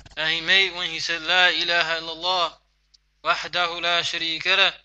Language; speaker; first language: English; native; English